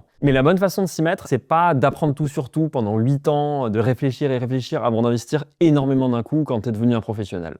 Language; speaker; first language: French; native; French